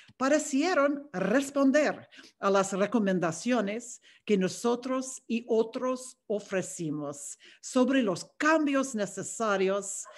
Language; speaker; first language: Spanish; non-native, fluent; English